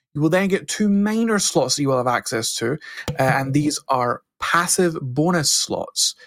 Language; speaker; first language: English; native; English